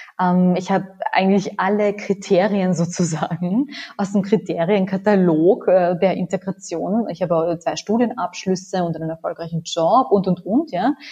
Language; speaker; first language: German; native; German